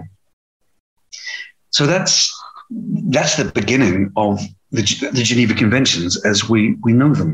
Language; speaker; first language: English; native; English